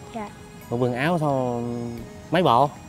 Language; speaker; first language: Vietnamese; native; Vietnamese